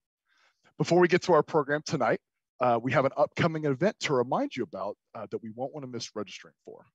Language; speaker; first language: English; native; English